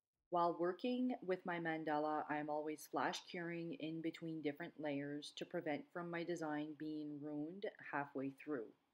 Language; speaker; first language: English; non-native, local second language; French